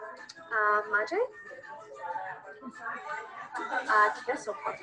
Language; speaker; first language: Spanish; non-native, learner; English